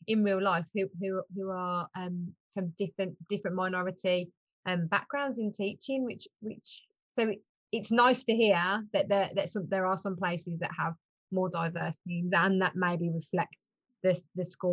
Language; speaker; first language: English; native; English